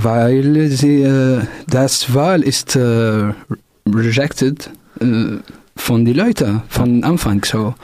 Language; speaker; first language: German; non-native, local second language; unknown